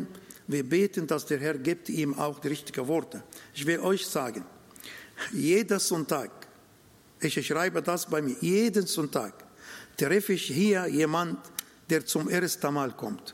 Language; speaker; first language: German; non-native, learner; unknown